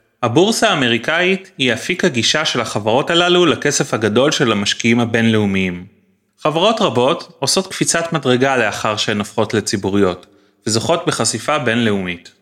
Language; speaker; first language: Hebrew; native; Hebrew